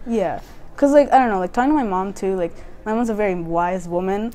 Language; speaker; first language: English; native; English